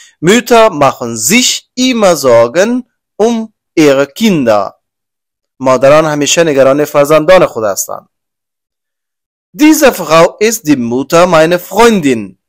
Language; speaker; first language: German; non-native, learner; Persian